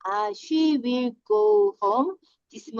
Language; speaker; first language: English; non-native, learner; Korean